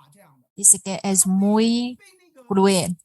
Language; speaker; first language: Spanish; non-native, fluent; Chinese